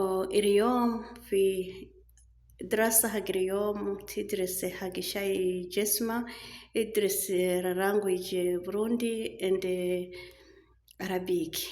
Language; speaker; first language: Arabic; non-native, learner; Rundi